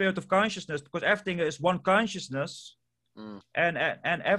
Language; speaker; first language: English; non-native, fluent; Dutch